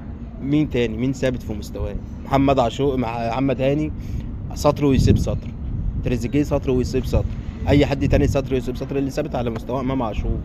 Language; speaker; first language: Arabic; native; Arabic